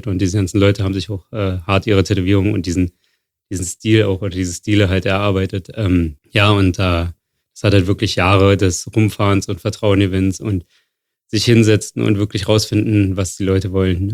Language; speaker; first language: German; native; German